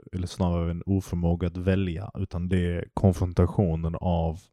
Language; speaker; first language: Swedish; early bilingual, other home language; Turkish